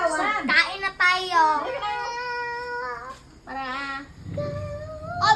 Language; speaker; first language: Filipino; non-native, local second language; Hiligaynon